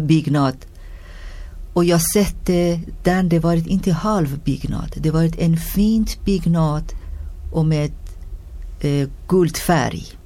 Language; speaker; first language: Swedish; non-native, learner; Persian